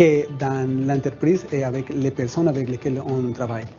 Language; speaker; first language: French; non-native, fluent; Spanish